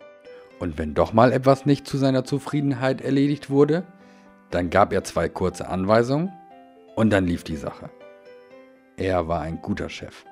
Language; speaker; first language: German; native; German